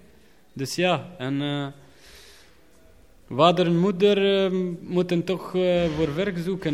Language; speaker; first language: Dutch; non-native, learner; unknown